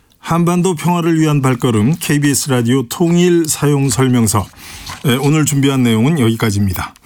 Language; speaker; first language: Korean; native; Korean